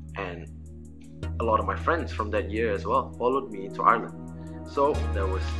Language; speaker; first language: English; non-native, local second language; Malay